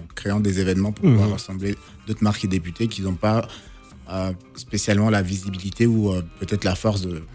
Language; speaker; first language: French; non-native, local second language; Lingala